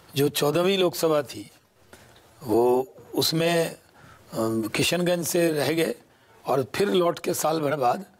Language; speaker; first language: Hindi; native; Hindi